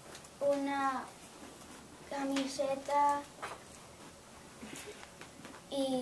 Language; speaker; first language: Spanish; non-native, learner; English